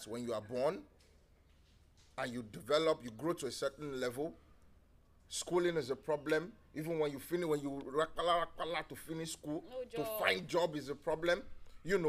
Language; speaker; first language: English; non-native, local second language; Yoruba